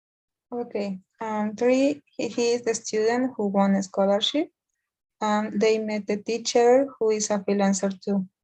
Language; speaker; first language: English; non-native, learner; Spanish